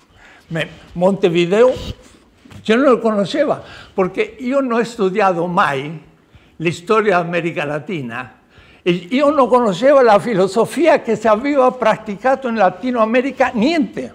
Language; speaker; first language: Italian; non-native, learner; Spanish